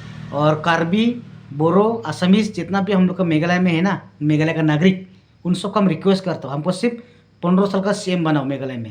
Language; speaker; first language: Hindi; non-native, local second language; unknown